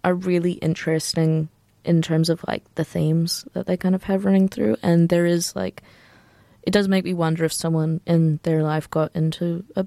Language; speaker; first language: English; native; English